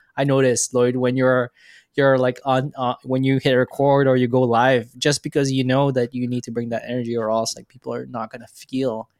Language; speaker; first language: English; non-native, local second language; Filipino